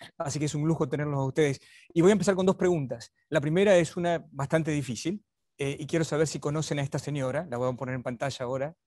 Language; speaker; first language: Spanish; native; Spanish